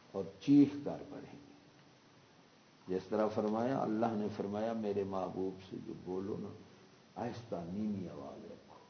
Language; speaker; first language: Urdu; non-native, local second language; Punjabi